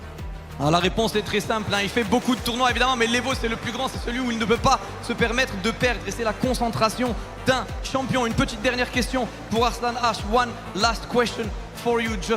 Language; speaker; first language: French; native; French